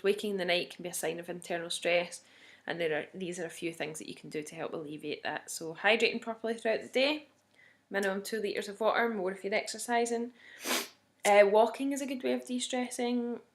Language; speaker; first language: English; native; English